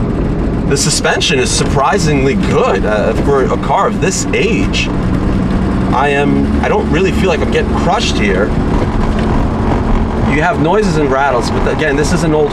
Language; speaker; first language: English; native; English